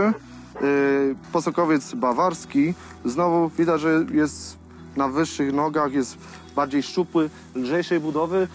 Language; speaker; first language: Polish; native; Polish